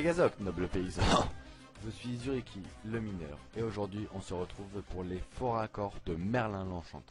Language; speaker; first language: French; native; French